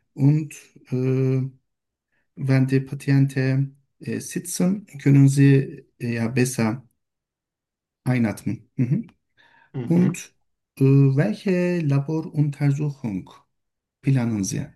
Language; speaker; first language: German; non-native, learner; Turkish